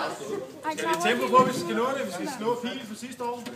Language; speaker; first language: Danish; native; Danish